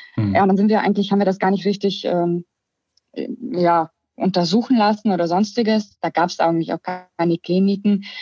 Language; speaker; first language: German; early bilingual, other home language; Russian